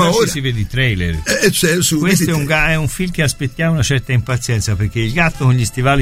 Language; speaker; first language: Italian; native; Italian